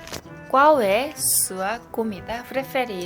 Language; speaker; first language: Portuguese; non-native, learner; Korean